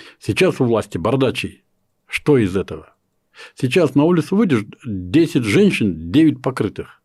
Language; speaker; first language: Russian; non-native, local second language; Kyrgyz